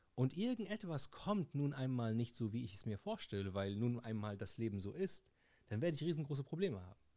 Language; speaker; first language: German; early bilingual, heritage; Arabic